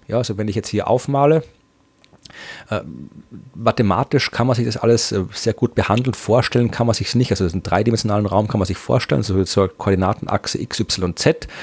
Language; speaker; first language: German; native; German